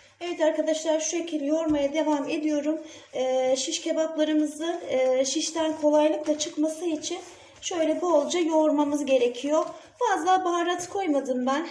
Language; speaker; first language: Turkish; native; Turkish